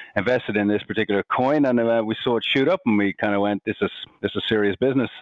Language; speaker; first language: English; native; English